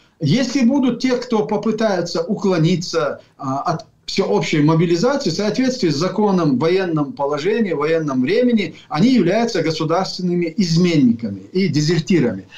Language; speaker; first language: Russian; non-native, local second language; Chechen